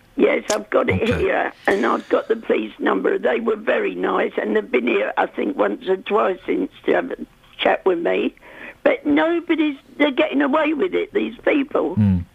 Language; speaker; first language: English; native; English